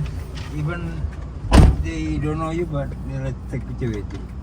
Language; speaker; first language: English; non-native, learner; Indonesian